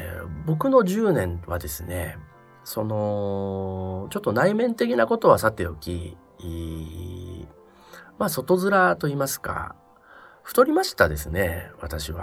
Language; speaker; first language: Japanese; native; Japanese